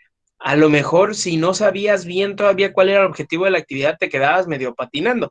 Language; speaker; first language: Spanish; native; Spanish